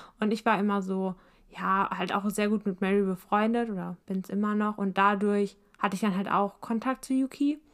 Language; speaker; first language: German; native; German